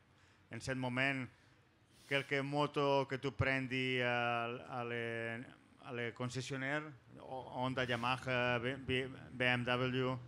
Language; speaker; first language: French; non-native, learner; Spanish